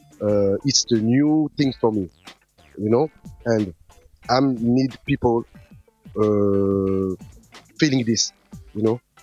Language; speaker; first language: English; non-native, learner; French